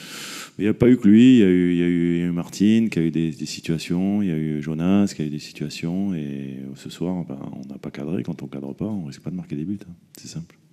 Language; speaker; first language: French; native; French